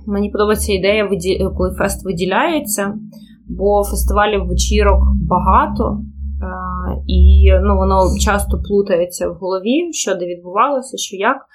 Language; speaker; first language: Ukrainian; non-native, local second language; Russian